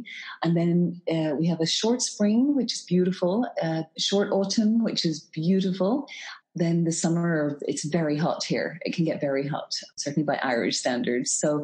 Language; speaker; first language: English; native; English